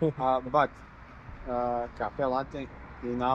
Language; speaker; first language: English; non-native, learner; Serbian